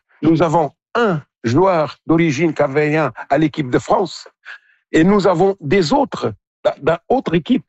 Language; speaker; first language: French; non-native, local second language; Portuguese